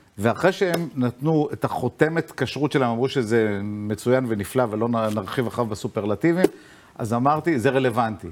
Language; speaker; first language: Hebrew; native; Hebrew